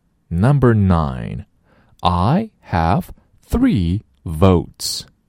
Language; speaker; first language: English; non-native, fluent; Chinese